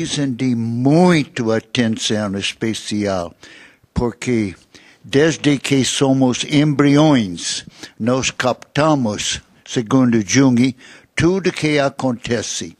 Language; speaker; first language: Portuguese; non-native, fluent; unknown